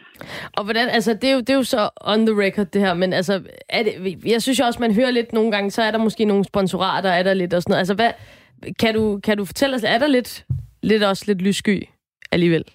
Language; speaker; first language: Danish; native; Danish